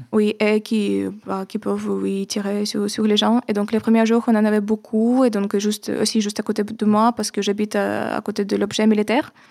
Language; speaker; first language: French; non-native, fluent; Ukrainian